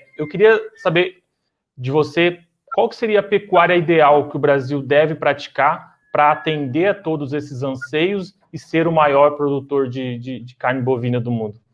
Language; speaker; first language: Portuguese; native; Portuguese